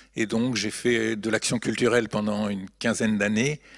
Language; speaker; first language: French; native; French